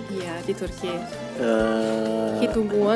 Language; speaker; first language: Indonesian; non-native, fluent; Turkish